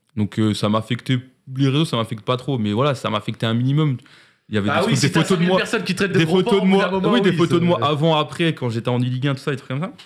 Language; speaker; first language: French; native; French